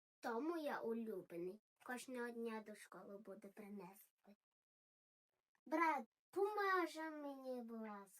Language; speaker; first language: Ukrainian; early bilingual, heritage; Ukrainian